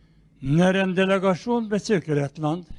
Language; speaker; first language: Swedish; non-native, fluent; Kurdish